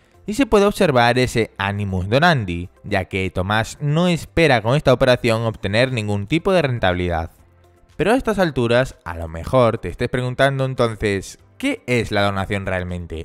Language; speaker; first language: Spanish; native; Spanish